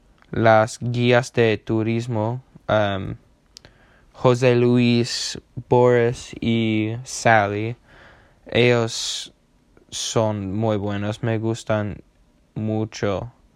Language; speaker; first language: Spanish; non-native, learner; English